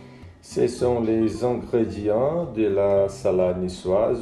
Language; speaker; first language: French; non-native, learner; Portuguese